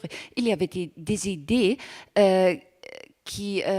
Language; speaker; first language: French; non-native, fluent; German